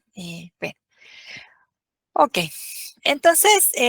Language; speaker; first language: Spanish; native; Spanish